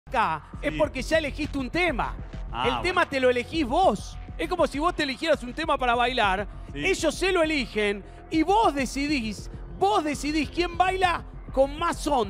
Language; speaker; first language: Spanish; native; Spanish